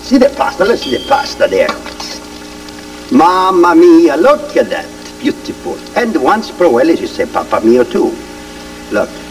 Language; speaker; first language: English; non-native, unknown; Italian